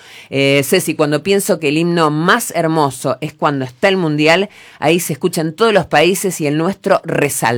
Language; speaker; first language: Spanish; native; Spanish